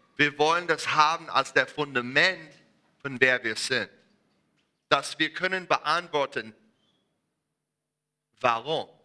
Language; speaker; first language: German; non-native, learner; English